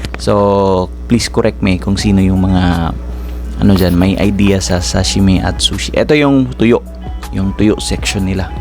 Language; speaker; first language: Filipino; native; Filipino